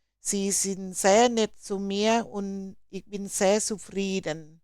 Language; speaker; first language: German; non-native, learner; Thai